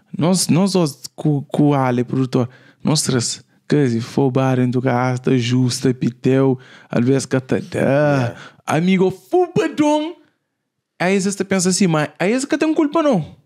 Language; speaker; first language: Portuguese; non-native, local second language; Kabuverdianu